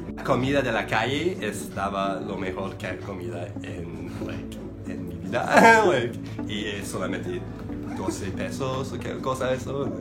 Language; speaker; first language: Spanish; non-native, learner; English